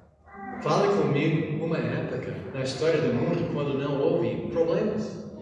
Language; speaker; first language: Portuguese; non-native, fluent; English